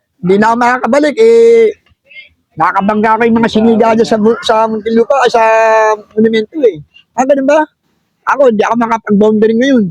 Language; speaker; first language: Filipino; native; Filipino